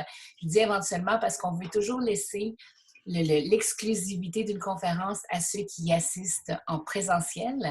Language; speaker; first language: French; native; French